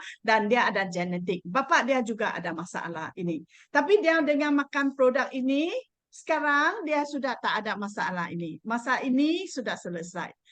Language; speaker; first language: Malay; non-native, local second language; Chinese